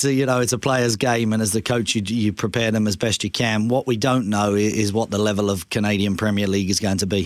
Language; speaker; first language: English; native; English